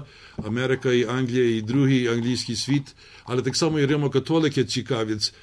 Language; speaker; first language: Ukrainian; early bilingual, heritage; Ukrainian